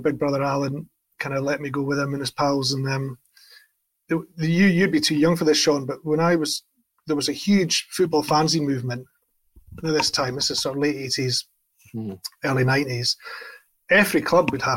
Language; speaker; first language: English; native; English